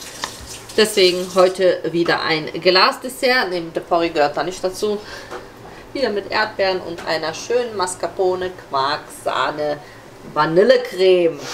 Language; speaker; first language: German; native; German